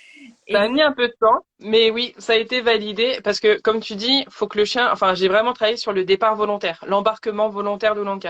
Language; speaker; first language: French; native; French